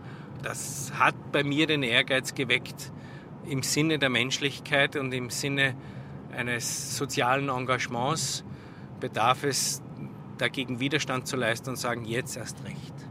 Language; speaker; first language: German; native; German